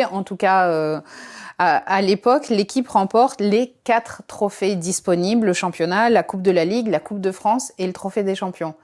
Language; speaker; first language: French; native; French